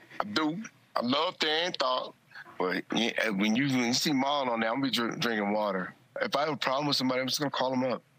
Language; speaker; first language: English; native; English